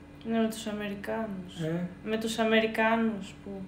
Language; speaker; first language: Greek; early bilingual, heritage; Greek